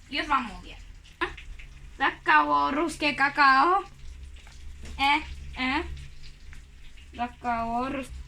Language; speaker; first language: Polish; early bilingual, heritage; Polish